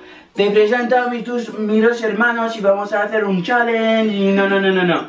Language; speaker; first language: Spanish; non-native, learner; French